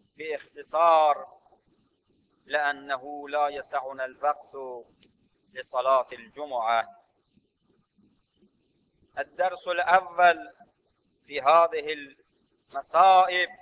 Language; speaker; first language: Arabic; non-native, fluent; Persian